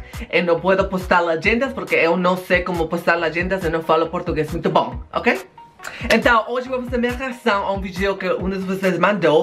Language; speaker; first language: Portuguese; non-native, learner; Spanish